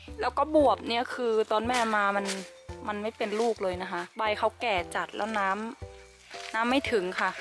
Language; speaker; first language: Thai; native; Thai